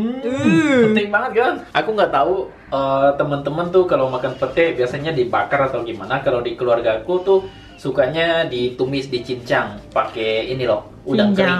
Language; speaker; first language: Indonesian; native; Indonesian